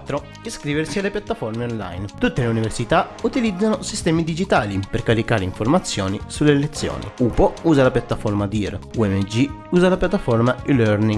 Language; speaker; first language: Italian; native; Italian